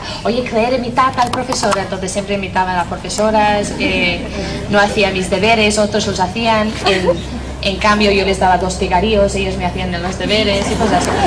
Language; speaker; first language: Spanish; non-native, fluent; English